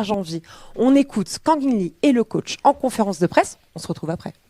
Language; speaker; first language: French; native; French